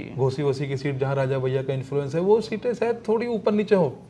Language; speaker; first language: Hindi; native; Hindi